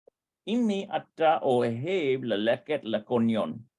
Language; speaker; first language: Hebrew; non-native, learner; English